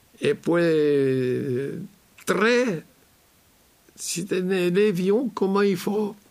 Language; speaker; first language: French; native; French